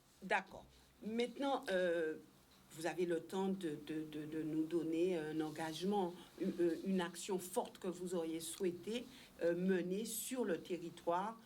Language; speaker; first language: French; native; French